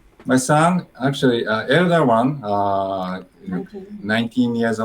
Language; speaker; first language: English; non-native, learner; Japanese